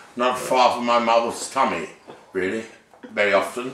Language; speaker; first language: English; native; English